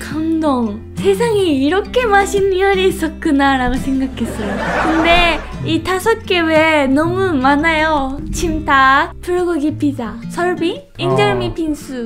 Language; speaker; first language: Korean; non-native, fluent; Japanese